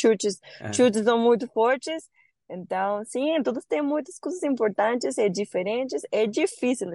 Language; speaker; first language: Portuguese; non-native, learner; Spanish